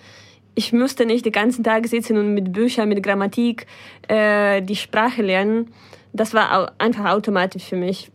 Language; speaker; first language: German; non-native, fluent; Ukrainian